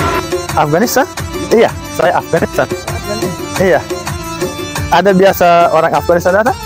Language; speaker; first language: Indonesian; non-native, fluent; Persian